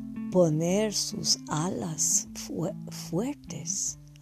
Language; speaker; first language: Spanish; non-native, fluent; English